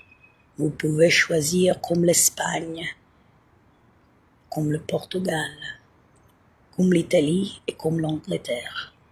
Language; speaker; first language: French; non-native, learner; Italian